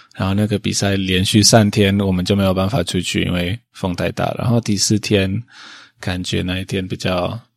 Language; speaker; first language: Chinese; non-native, fluent; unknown